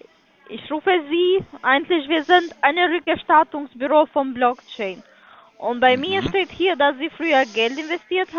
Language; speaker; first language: German; non-native, fluent; Russian